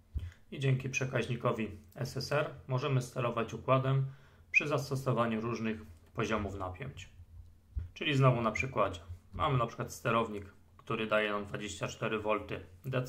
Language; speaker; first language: Polish; native; Polish